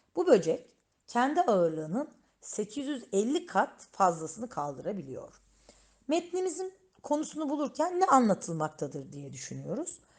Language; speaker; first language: Turkish; native; Turkish